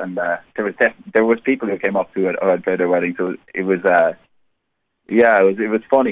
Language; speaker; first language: English; native; English